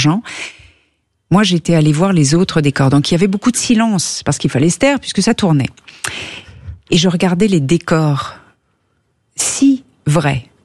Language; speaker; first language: French; native; French